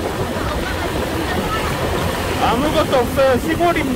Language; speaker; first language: Korean; native; Korean